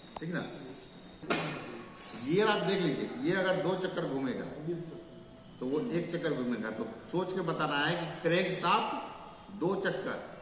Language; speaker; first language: Hindi; native; Hindi